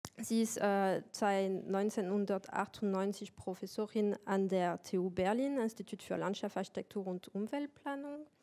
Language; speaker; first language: German; non-native, fluent; French